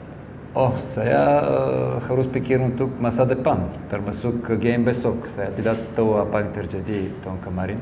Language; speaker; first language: Indonesian; non-native, fluent; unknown